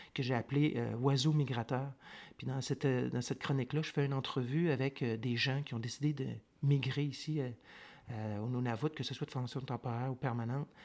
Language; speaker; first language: French; native; French